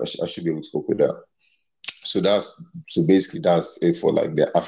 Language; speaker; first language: English; non-native, local second language; Akan